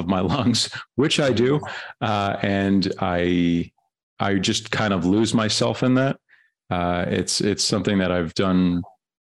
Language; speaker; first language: English; native; English